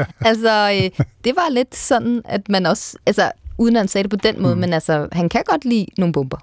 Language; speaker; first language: Danish; native; Danish